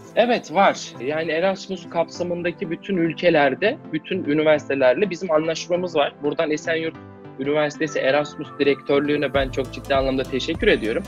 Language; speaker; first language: Turkish; native; Turkish